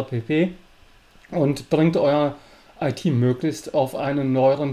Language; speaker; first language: German; native; German